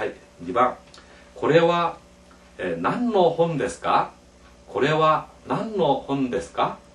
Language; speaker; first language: Japanese; non-native, fluent; Korean